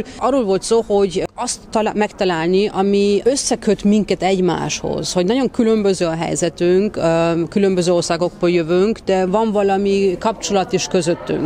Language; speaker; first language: Hungarian; early bilingual, heritage; Hungarian